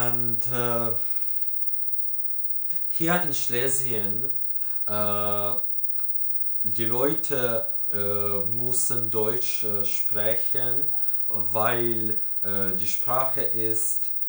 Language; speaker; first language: German; non-native, learner; Ukrainian